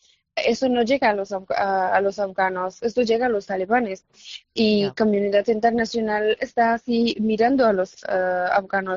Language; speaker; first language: Spanish; non-native, fluent; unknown